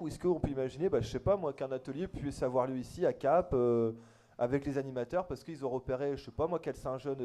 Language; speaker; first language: French; native; French